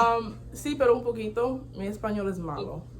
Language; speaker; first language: Spanish; non-native, learner; English